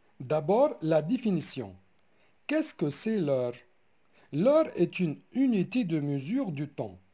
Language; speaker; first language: French; non-native, local second language; Arabic